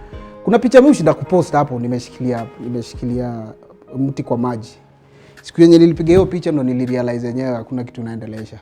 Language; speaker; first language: Swahili; native; Swahili